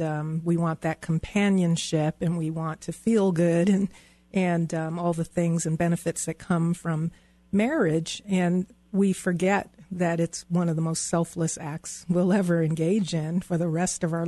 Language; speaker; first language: English; native; English